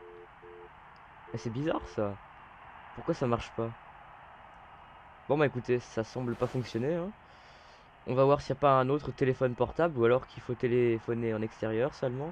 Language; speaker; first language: French; native; French